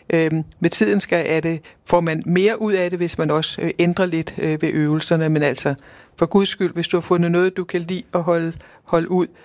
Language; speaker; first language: Danish; native; Danish